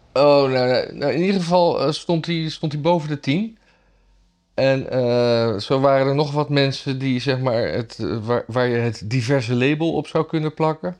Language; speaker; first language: Dutch; native; Dutch